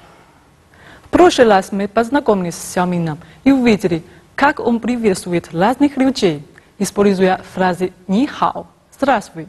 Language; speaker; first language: Russian; non-native, fluent; Chinese